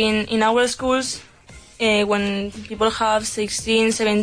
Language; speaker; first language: English; non-native, learner; Spanish